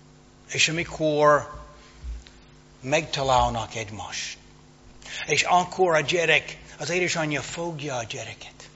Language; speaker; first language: Hungarian; non-native, fluent; English